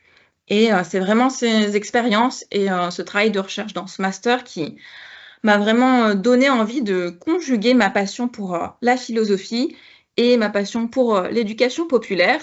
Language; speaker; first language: French; native; French